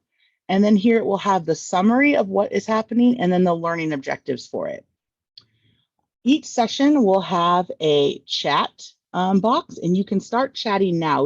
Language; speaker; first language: English; native; English